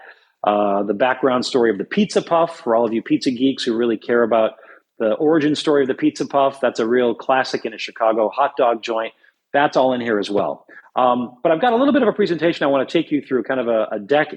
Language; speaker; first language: English; native; English